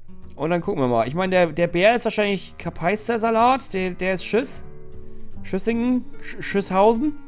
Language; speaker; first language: German; native; German